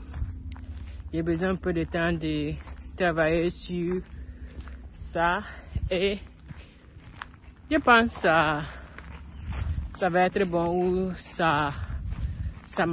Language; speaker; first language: French; non-native, learner; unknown